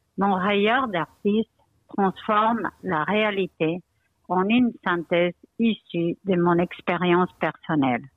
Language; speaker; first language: French; non-native, fluent; Spanish